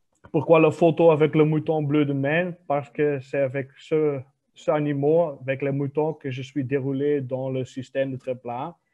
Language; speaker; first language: French; non-native, local second language; Dutch